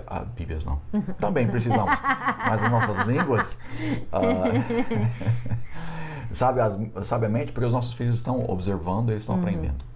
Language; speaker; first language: Portuguese; non-native, fluent; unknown